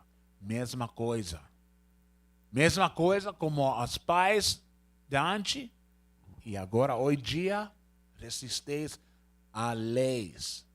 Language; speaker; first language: Portuguese; non-native, learner; Spanish